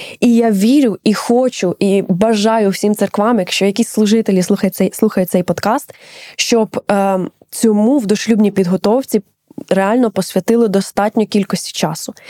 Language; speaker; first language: Ukrainian; native; Ukrainian